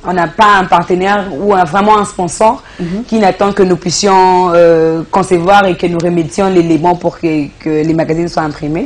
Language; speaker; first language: French; non-native, local second language; Lingala